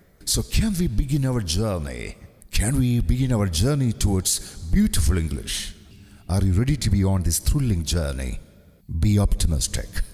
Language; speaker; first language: English; non-native, local second language; Malayalam